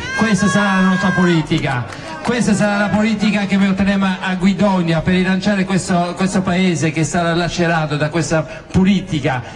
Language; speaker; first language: Italian; non-native, fluent; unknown